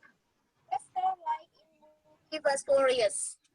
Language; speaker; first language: English; non-native, learner; Indonesian